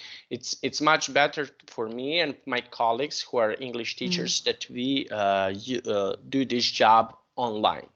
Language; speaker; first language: English; non-native, fluent; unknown